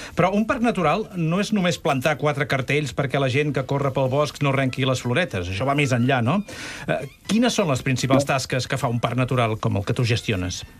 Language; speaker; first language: Catalan; native; Catalan